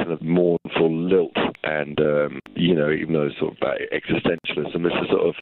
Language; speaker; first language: English; native; English